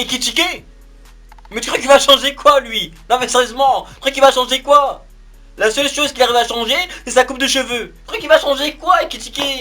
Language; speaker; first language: French; native; French